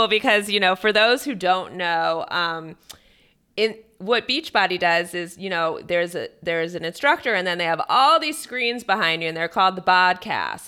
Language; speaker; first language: English; native; English